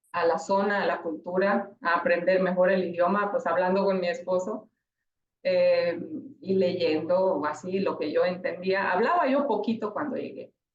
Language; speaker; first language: Spanish; non-native, fluent; Romanian